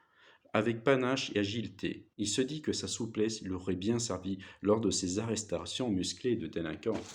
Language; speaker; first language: French; native; French